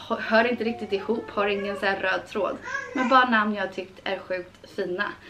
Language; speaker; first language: Swedish; early bilingual, heritage; Swedish